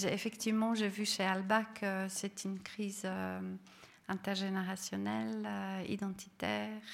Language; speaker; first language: French; non-native, fluent; Serbian